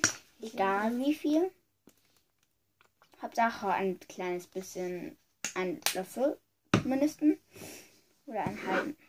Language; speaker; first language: German; early bilingual, other home language; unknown